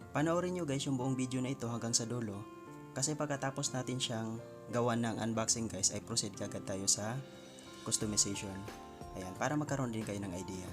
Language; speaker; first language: Filipino; non-native, local second language; Cebuano